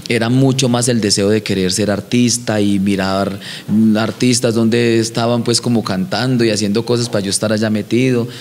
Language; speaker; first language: Spanish; native; Spanish